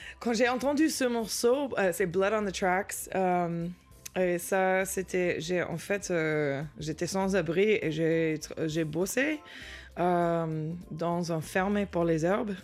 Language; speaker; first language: French; non-native, learner; English